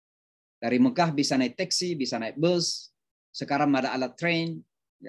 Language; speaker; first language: Indonesian; native; Indonesian